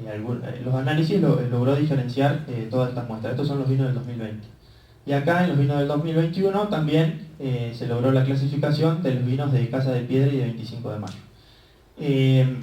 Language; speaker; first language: Spanish; native; Spanish